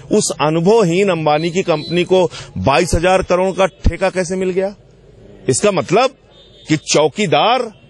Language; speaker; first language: Hindi; native; Hindi